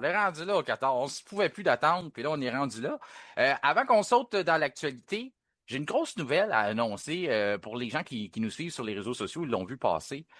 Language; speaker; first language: French; native; French